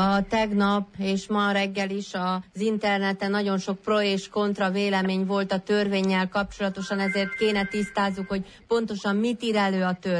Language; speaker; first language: Hungarian; native; Hungarian